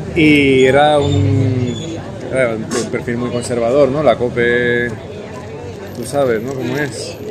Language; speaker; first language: Spanish; non-native, local second language; Catalan